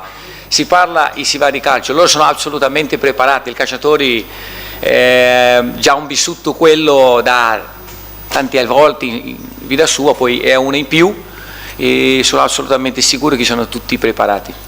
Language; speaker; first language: Italian; non-native, fluent; Portuguese